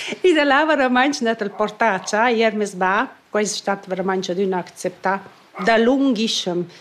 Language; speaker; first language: Italian; non-native, fluent; Romansh